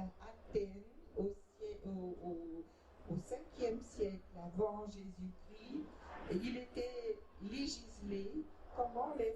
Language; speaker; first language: French; non-native, fluent; Portuguese